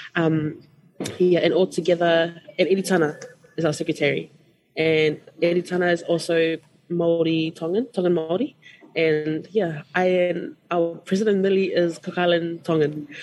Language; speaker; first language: English; non-native, fluent; Tongan